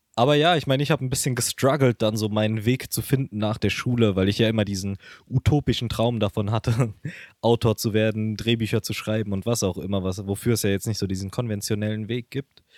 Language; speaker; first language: German; early bilingual, other home language; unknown